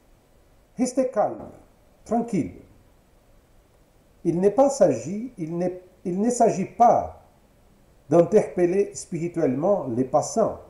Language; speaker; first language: French; non-native, fluent; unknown